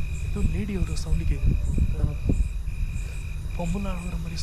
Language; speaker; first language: Tamil; native; Tamil